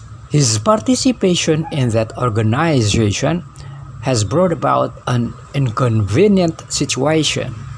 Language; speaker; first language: English; non-native, fluent; Indonesian